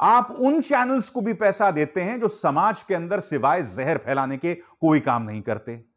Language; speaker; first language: Hindi; native; Hindi